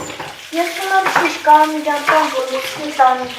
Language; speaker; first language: Russian; non-native, learner; Armenian